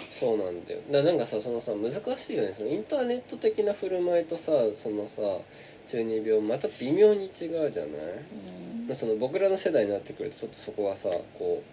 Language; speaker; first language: Japanese; native; Japanese